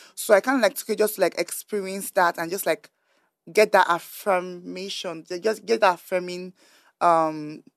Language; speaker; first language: English; non-native, local second language; Yoruba